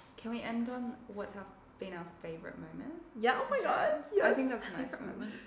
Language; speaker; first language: English; native; English